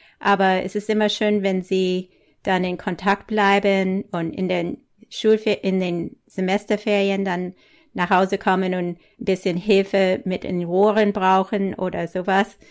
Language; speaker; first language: German; non-native, fluent; English